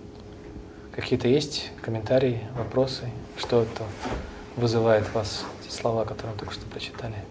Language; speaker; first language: Russian; native; Russian